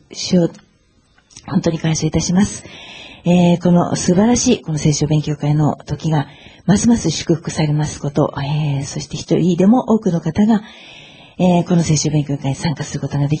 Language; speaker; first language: Japanese; native; Japanese